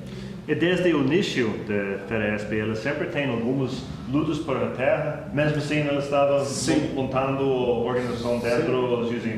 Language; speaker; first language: Portuguese; non-native, learner; English